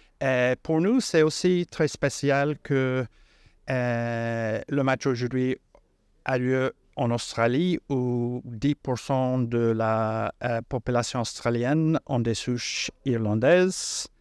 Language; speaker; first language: French; non-native, fluent; English